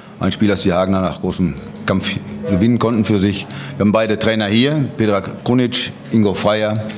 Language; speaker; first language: German; native; German